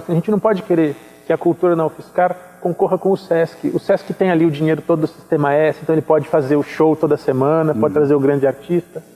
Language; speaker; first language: Portuguese; native; Portuguese